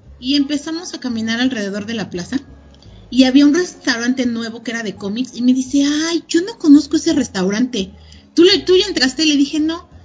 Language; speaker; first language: Spanish; native; Spanish